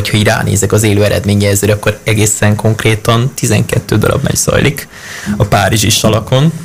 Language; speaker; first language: Hungarian; native; Hungarian